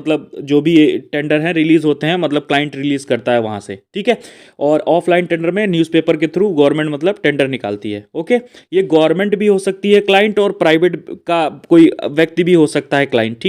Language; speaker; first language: Hindi; native; Hindi